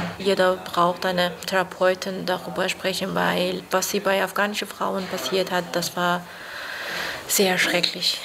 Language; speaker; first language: German; non-native, learner; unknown